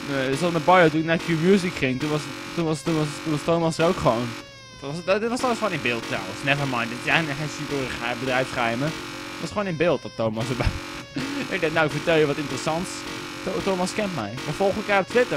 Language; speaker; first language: Dutch; native; Dutch